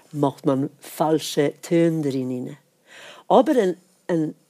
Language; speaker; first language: German; non-native, fluent; Swedish